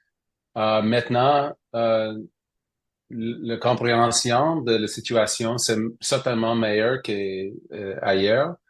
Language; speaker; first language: French; non-native, learner; English